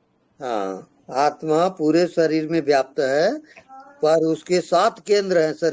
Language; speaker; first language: Hindi; native; Hindi